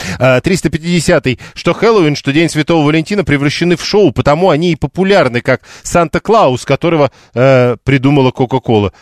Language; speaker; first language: Russian; native; Russian